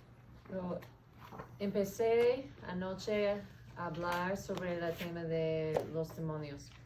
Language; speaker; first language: Spanish; non-native, fluent; English